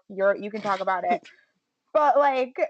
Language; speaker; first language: English; native; English